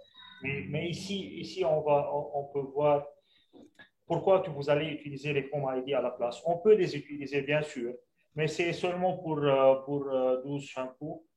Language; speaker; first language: French; non-native, local second language; Arabic